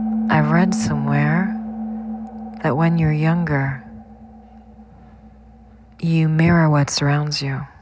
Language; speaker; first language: English; non-native, fluent; French